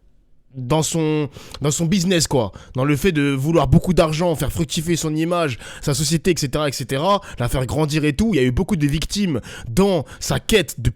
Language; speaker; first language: French; native; French